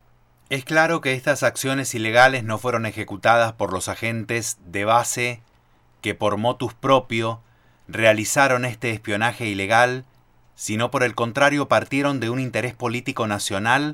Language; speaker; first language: Spanish; native; Spanish